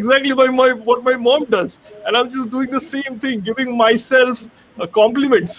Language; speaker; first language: English; non-native, local second language; Bangla